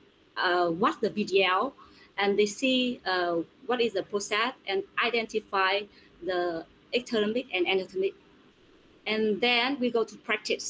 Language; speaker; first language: English; non-native, fluent; Vietnamese